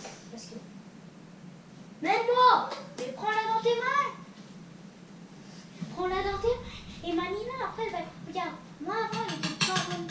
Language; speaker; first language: French; native; French